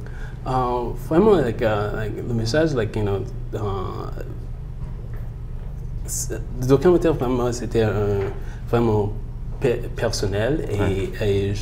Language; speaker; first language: French; early bilingual, heritage; French